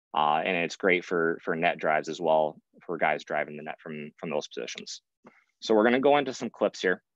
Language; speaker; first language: English; native; English